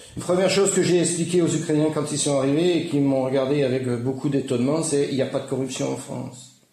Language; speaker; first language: French; native; French